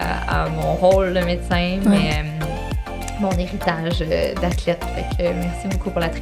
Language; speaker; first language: French; native; French